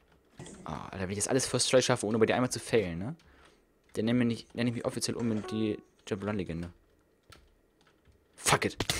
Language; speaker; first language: German; native; German